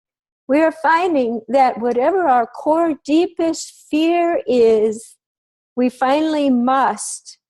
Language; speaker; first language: English; native; English